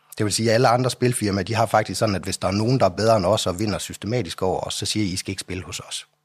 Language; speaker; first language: Danish; native; Danish